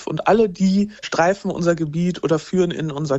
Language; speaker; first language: German; native; German